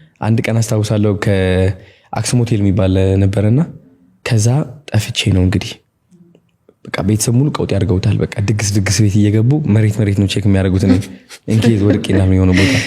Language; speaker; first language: Amharic; non-native, local second language; Tigrinya